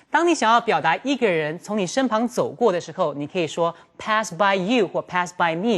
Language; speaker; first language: Chinese; native; Chinese